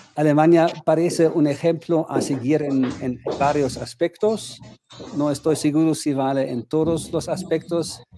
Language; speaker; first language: Spanish; non-native, fluent; German